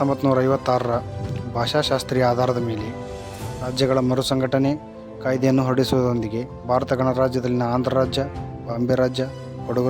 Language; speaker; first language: Kannada; native; Kannada